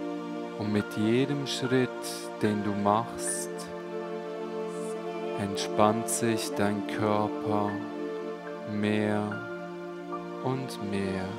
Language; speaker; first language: German; native; German